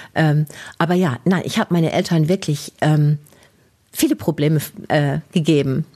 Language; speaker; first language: German; non-native, fluent; English